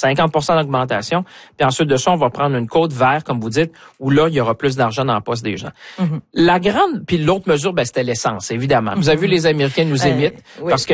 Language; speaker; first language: French; native; French